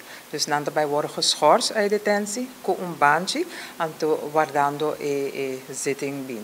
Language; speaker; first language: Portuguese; non-native, learner; Papiamento